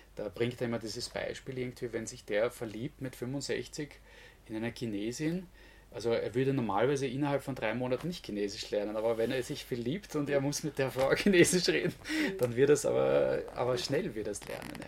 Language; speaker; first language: German; native; German